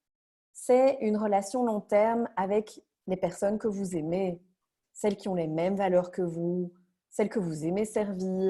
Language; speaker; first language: French; native; French